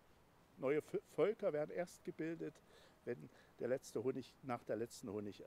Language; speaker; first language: German; native; German